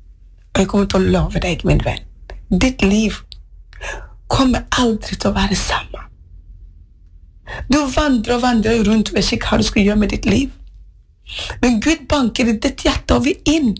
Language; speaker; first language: Norwegian; non-native, fluent; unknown